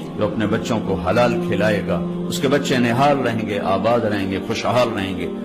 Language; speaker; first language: Urdu; non-native, local second language; Punjabi